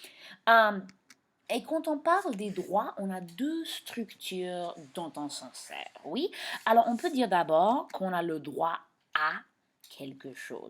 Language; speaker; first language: French; non-native, fluent; English